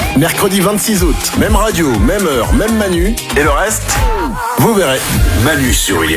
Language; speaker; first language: French; native; French